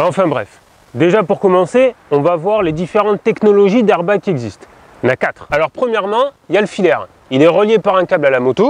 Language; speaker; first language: French; native; French